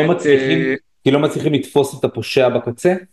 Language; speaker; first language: Hebrew; native; Hebrew